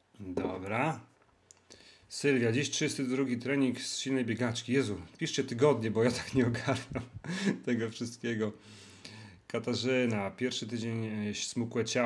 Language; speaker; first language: Polish; native; Polish